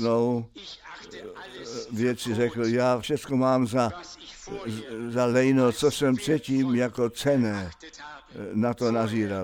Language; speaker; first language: Czech; non-native, fluent; German